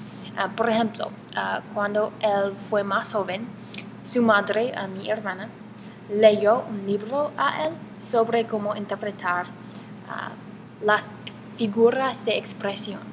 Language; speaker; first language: Spanish; non-native, learner; English